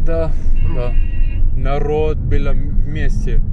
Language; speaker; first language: Russian; non-native, learner; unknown